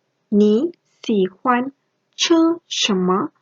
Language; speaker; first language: Chinese; non-native, local second language; Malay